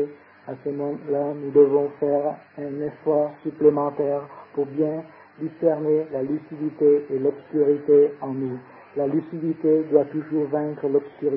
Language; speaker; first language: French; non-native, fluent; Vietnamese